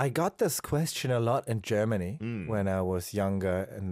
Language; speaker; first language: English; non-native, fluent; German